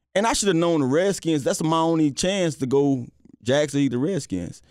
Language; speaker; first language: English; native; English